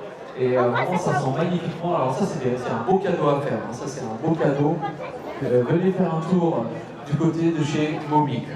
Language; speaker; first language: French; native; French